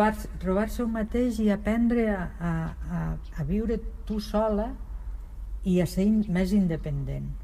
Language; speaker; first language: Catalan; non-native, local second language; Spanish